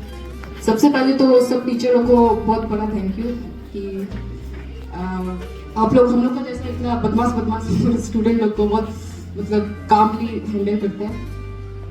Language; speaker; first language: Hindi; non-native, local second language; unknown